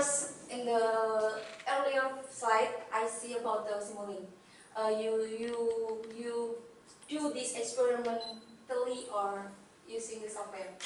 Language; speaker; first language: English; non-native, learner; Indonesian